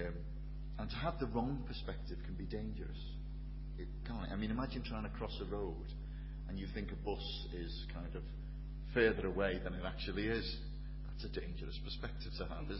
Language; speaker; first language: English; native; English